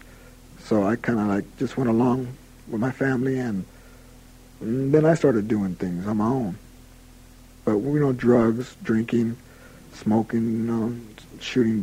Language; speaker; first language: English; native; English